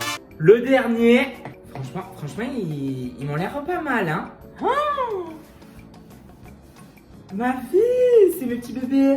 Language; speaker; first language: French; native; French